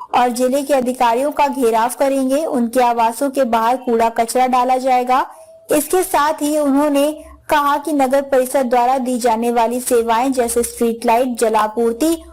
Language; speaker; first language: Hindi; non-native, local second language; Punjabi